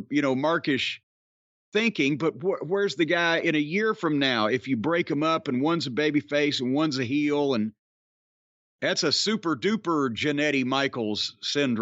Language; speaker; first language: English; native; English